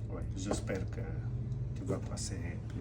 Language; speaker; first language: French; non-native, fluent; Romanian